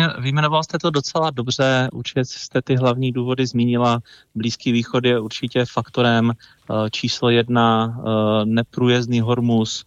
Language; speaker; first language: Czech; native; Czech